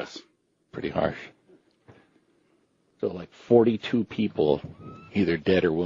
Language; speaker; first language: English; native; English